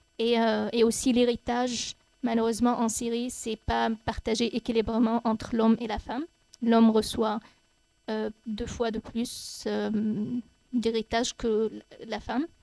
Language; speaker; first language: French; non-native, fluent; Arabic